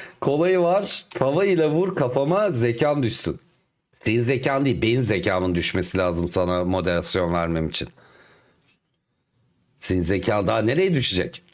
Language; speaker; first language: Turkish; native; Turkish